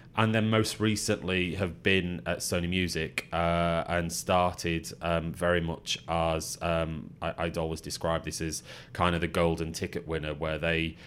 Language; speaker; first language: English; native; English